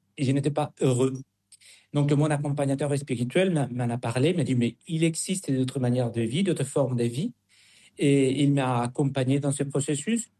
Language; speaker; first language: French; non-native, fluent; Spanish